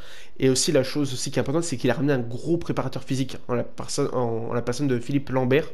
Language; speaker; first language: French; native; French